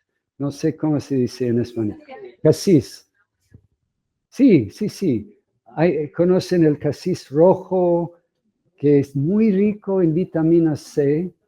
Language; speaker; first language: Spanish; non-native, fluent; English